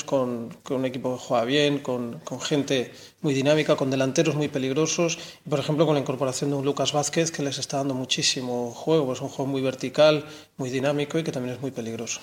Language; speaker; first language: Spanish; native; Spanish